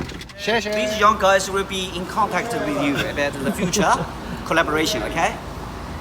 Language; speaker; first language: English; non-native, fluent; Chinese